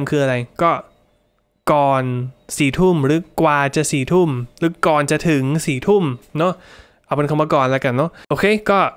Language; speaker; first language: Thai; non-native, fluent; English